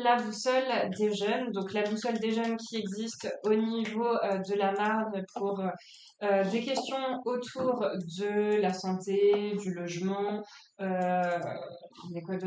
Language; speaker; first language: French; native; French